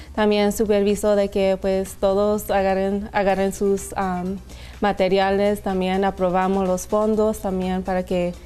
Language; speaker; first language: Spanish; early bilingual, heritage; Spanish